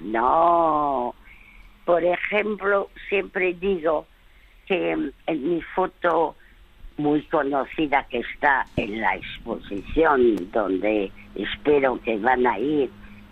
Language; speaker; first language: Spanish; early bilingual, other home language; French